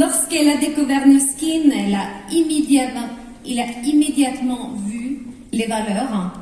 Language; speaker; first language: French; non-native, fluent; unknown